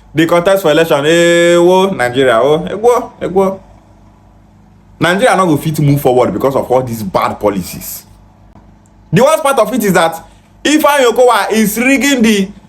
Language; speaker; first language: Nigerian Pidgin; non-native, local second language; Igbo